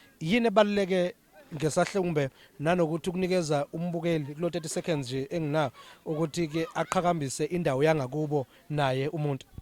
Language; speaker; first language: Zulu; native; Zulu